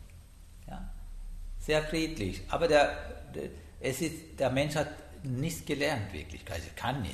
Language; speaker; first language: German; non-native, learner; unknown